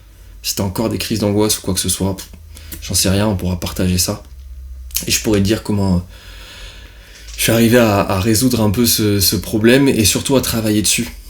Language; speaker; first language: French; native; French